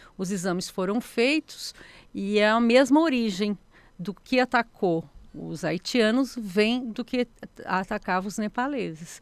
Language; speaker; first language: Portuguese; native; Portuguese